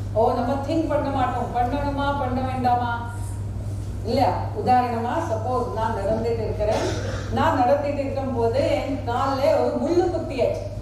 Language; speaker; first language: Tamil; non-native, fluent; Marathi